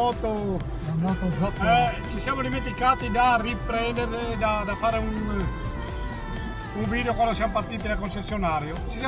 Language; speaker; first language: Italian; non-native, fluent; Spanish